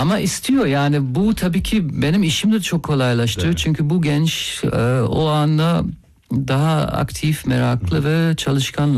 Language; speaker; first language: Turkish; non-native, fluent; German